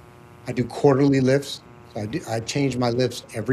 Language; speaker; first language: English; native; English